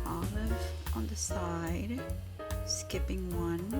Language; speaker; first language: English; native; English